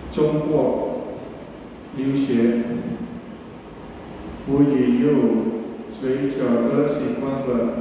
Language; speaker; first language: Chinese; non-native, learner; Indonesian